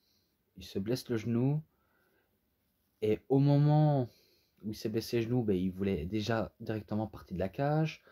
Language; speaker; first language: French; native; French